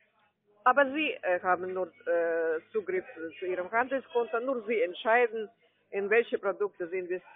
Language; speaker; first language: German; non-native, fluent; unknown